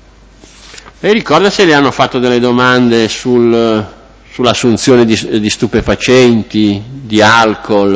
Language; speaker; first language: Italian; native; Italian